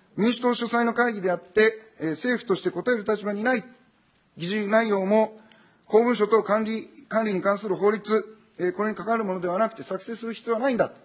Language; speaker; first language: Japanese; native; Japanese